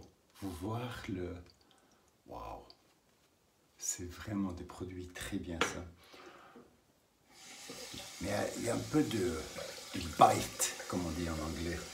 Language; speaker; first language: French; non-native, learner; English